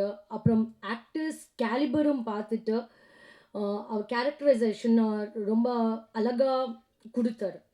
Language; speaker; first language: Tamil; non-native, learner; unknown